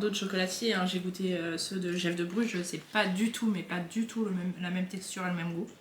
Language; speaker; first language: French; native; French